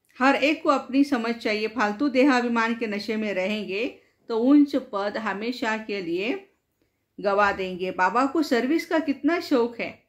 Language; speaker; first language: Hindi; non-native, local second language; Marathi